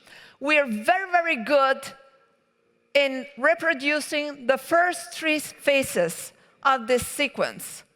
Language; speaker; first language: English; non-native, fluent; Italian